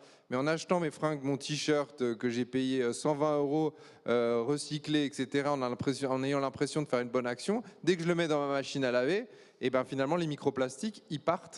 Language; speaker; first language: French; native; French